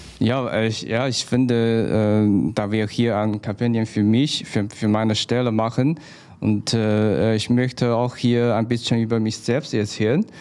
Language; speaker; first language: German; non-native, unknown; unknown